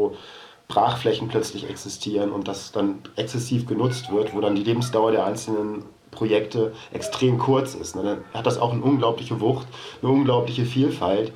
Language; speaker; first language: German; native; German